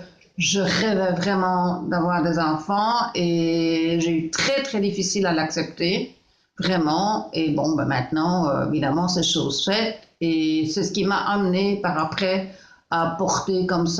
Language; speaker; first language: French; native; French